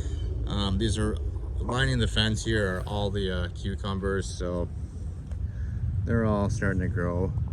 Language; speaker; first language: English; native; English